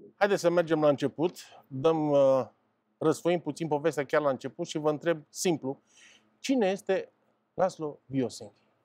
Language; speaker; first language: Romanian; native; Romanian